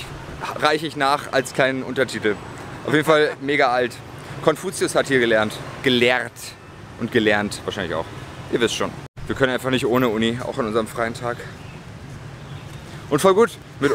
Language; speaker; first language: German; native; German